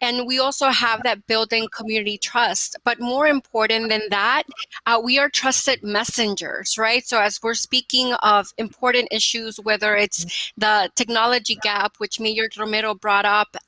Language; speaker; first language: English; early bilingual, other home language; Spanish